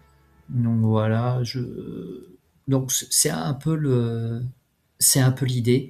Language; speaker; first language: French; native; French